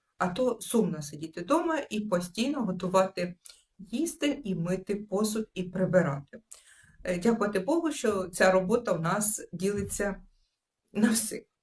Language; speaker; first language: Ukrainian; native; Ukrainian